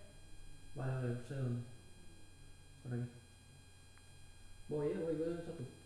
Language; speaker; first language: Spanish; native; Spanish